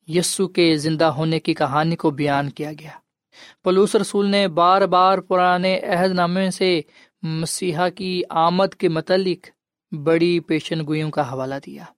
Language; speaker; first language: Urdu; non-native, local second language; Punjabi